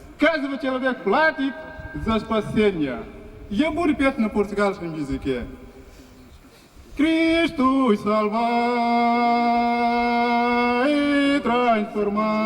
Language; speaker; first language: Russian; non-native, fluent; Portuguese